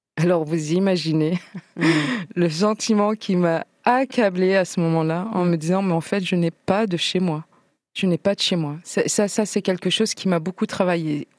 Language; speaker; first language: French; native; French